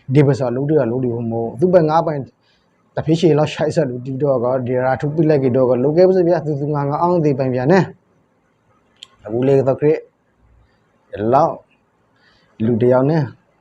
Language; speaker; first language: Burmese; native; Burmese